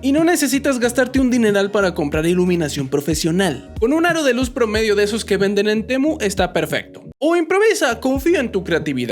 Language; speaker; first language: Spanish; native; Spanish